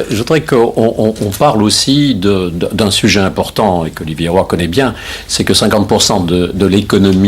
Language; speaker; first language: French; native; French